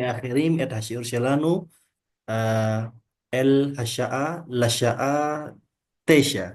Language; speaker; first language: Hebrew; non-native, fluent; Indonesian